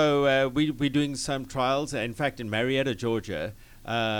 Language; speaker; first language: English; native; English